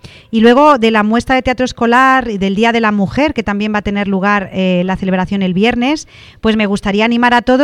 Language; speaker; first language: Spanish; native; Spanish